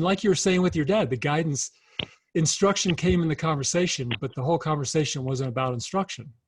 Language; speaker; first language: English; native; English